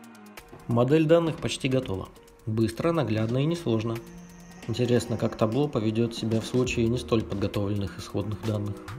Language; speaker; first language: Russian; native; Russian